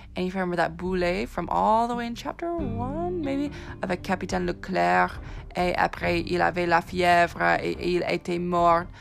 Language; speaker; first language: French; non-native, fluent; English